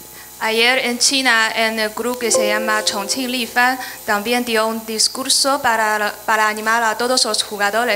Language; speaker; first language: Spanish; non-native, fluent; Chinese